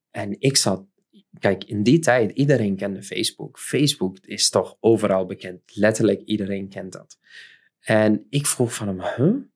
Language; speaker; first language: Dutch; non-native, fluent; Arabic